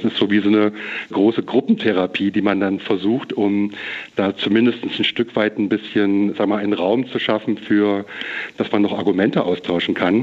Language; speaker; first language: German; native; German